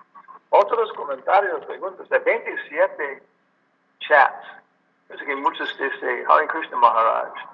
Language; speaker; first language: Spanish; non-native, learner; English